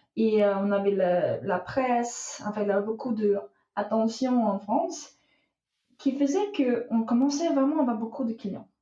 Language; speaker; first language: French; non-native, fluent; Russian